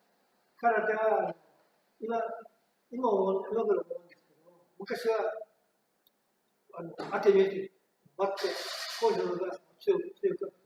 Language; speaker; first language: Japanese; native; Japanese